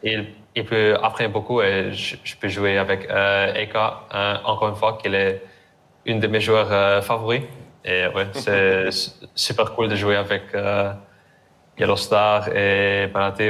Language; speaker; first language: French; non-native, learner; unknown